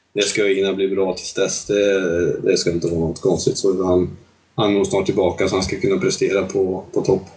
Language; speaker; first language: Swedish; native; Swedish